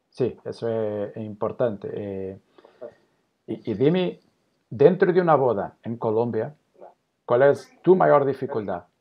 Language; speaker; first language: Spanish; non-native, learner; Portuguese